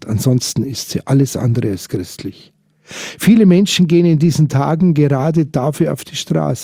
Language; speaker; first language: German; native; German